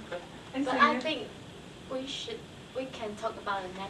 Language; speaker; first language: English; non-native, learner; Chinese